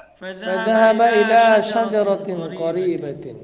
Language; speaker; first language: Arabic; non-native, fluent; Bangla